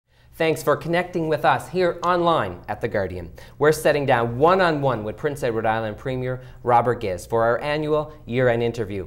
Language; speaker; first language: English; native; English